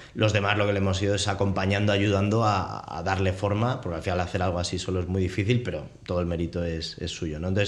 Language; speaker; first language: Spanish; native; Spanish